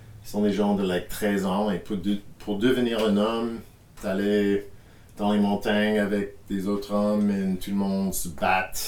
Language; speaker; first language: French; non-native, fluent; English